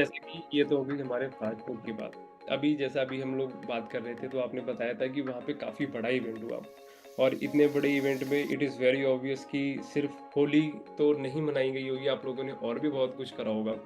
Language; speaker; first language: Hindi; native; Hindi